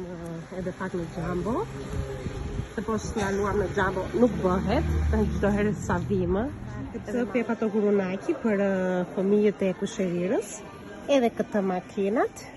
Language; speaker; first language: Albanian; early bilingual, heritage; Albanian